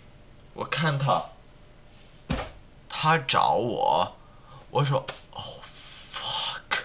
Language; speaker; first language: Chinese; non-native, learner; English